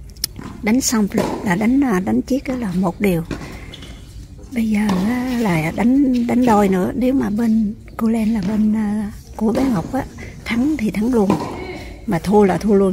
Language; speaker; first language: Vietnamese; native; Vietnamese